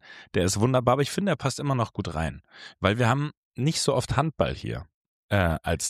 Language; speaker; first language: German; native; German